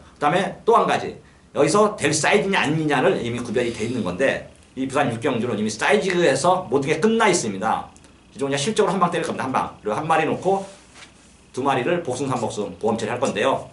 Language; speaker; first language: Korean; native; Korean